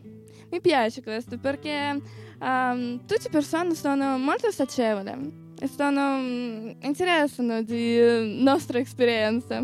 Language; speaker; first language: Italian; non-native, learner; Russian